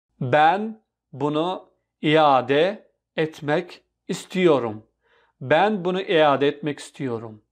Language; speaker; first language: Turkish; non-native, fluent; Urdu